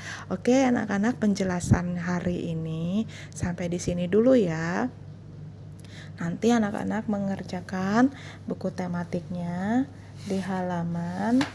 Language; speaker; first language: Indonesian; native; Indonesian